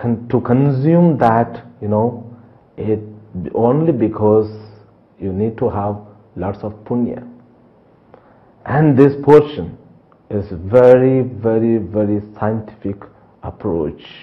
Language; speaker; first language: English; non-native, local second language; Telugu